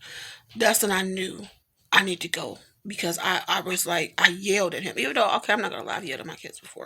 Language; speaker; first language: English; native; English